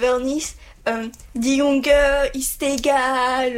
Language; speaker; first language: German; non-native, learner; French